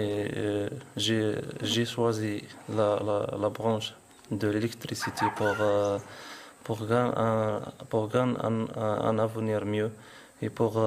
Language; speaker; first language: French; non-native, learner; Arabic